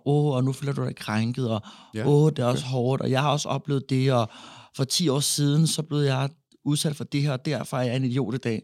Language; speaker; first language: Danish; native; Danish